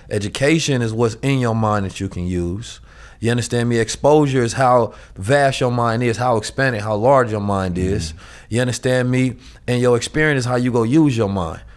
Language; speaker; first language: English; native; English